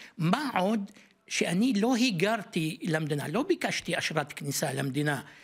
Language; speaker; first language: Hebrew; non-native, local second language; Arabic